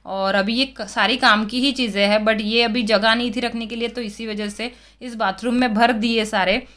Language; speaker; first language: Hindi; non-native, local second language; Marathi